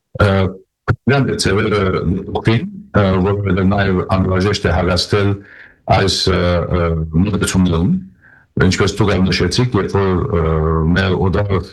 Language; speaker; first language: Armenian; early bilingual, heritage; Armenian